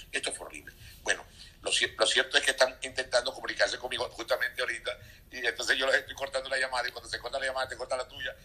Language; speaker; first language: Spanish; native; Spanish